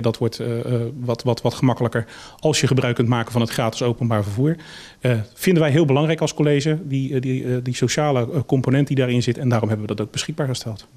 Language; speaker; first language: Dutch; native; Dutch